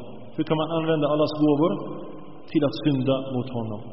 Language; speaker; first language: Swedish; early bilingual, other home language; Arabic